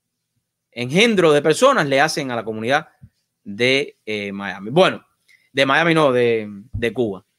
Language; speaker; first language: Spanish; native; Spanish